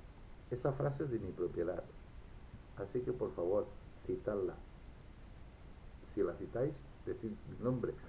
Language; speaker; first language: Spanish; native; Spanish